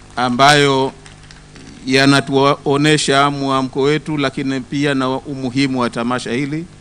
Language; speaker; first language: Swahili; native; Swahili